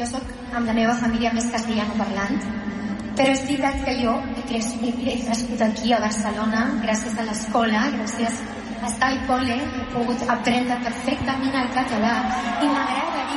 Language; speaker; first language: Catalan; non-native, local second language; Spanish